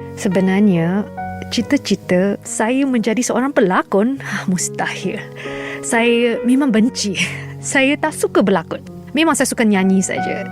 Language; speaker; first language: Malay; non-native, local second language; Chinese